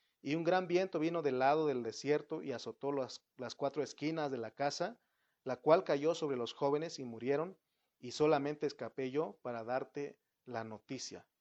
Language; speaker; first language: Spanish; native; Spanish